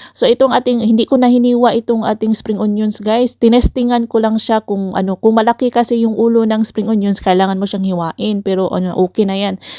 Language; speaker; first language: Filipino; non-native, local second language; Cebuano